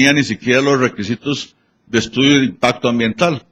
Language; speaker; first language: Spanish; native; Spanish